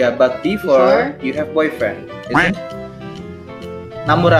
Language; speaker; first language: English; non-native, learner; Indonesian